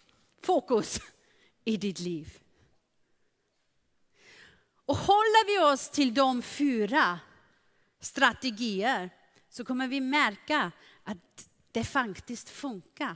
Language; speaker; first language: Swedish; non-native, fluent; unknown